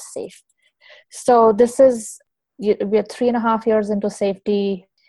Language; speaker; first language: English; non-native, local second language; Hindi